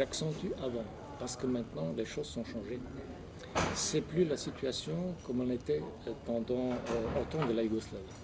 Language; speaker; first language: French; non-native, fluent; Croatian